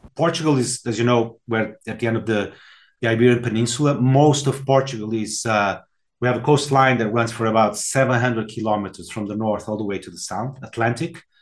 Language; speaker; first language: English; non-native, fluent; Portuguese